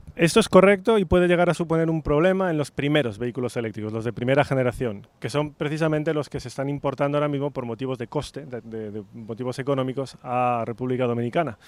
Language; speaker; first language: Spanish; native; Spanish